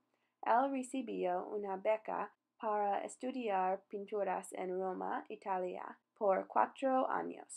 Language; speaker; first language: Spanish; non-native, learner; English